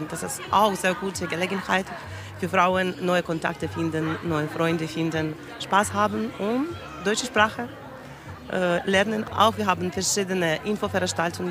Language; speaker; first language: German; non-native, learner; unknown